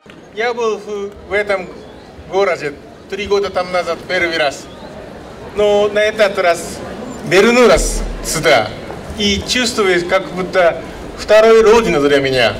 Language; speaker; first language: Russian; non-native, learner; Japanese